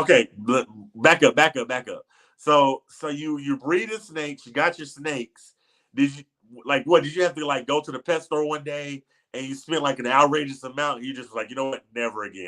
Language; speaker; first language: English; native; English